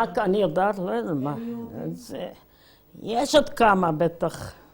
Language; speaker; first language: Hebrew; non-native, fluent; Yiddish